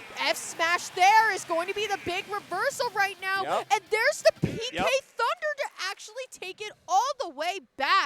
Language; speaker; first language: English; native; English